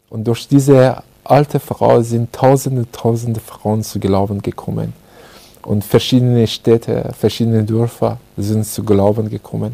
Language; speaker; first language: German; non-native, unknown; Persian